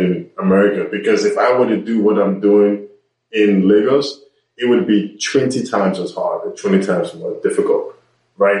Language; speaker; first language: English; non-native, local second language; Yoruba